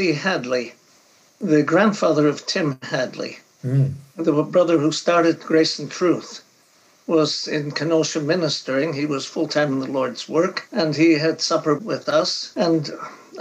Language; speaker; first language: English; native; English